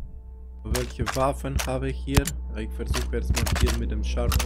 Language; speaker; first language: German; non-native, fluent; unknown